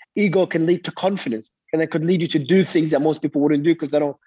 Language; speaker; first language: English; early bilingual, other home language; Arabic